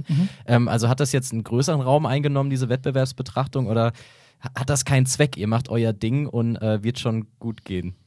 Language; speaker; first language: German; native; German